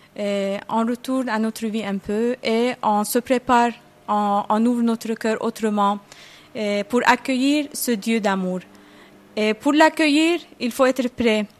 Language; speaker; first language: French; non-native, fluent; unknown